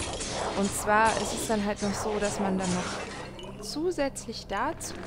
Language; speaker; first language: German; native; German